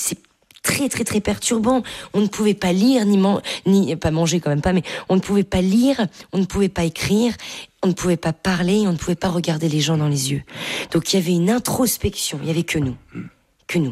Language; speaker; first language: French; native; French